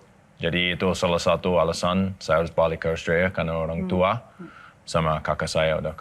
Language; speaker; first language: Indonesian; non-native, learner; English